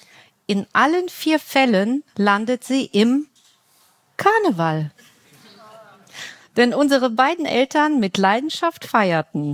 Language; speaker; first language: German; native; German